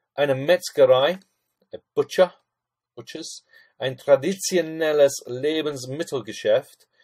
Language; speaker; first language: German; non-native, fluent; English